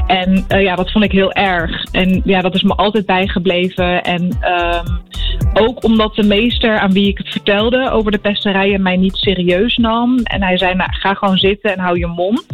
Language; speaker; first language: Dutch; early bilingual, other home language; Arabic